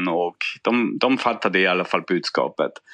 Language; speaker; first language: Swedish; non-native, fluent; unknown